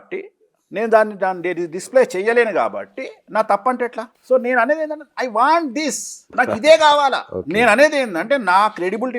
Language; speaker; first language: Telugu; native; Telugu